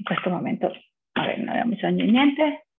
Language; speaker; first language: Italian; non-native, fluent; Spanish